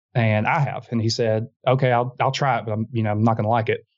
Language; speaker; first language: English; native; English